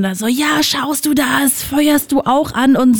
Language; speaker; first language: German; native; German